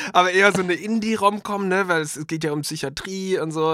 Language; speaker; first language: German; native; German